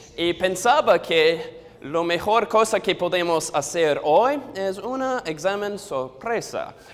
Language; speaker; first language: Spanish; non-native, learner; English